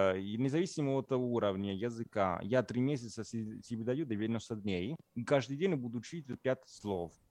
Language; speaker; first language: Russian; non-native, fluent; Italian